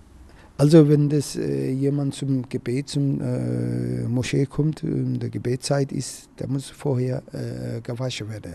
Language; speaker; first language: German; non-native, learner; Turkish